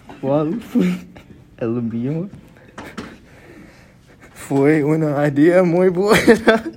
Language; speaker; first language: Spanish; non-native, learner; English